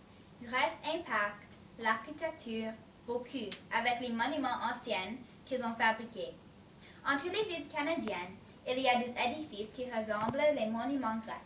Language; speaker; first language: French; non-native, learner; English